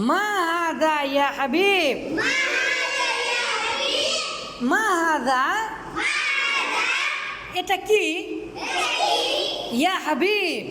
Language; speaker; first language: Arabic; non-native, fluent; Bangla